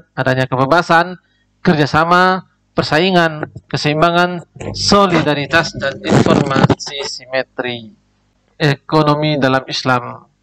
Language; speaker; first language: Indonesian; native; Indonesian